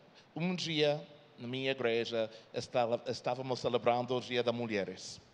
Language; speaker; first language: Portuguese; non-native, fluent; English